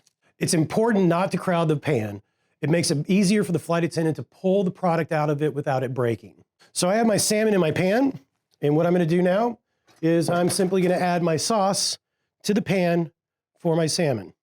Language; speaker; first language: English; native; English